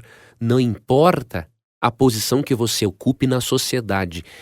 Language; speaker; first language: Portuguese; native; Portuguese